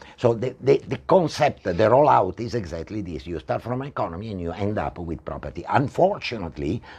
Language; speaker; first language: English; non-native, fluent; Italian